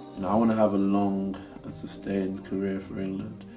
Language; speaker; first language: English; native; English